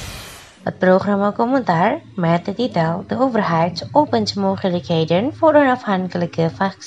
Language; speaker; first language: Dutch; non-native, fluent; Indonesian